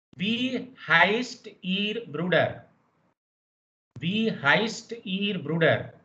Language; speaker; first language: German; non-native, fluent; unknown